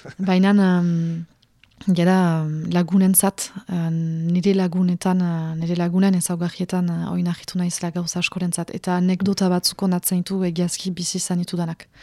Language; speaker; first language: Basque; native; Basque